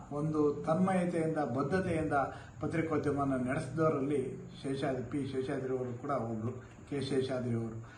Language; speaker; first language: Kannada; native; Kannada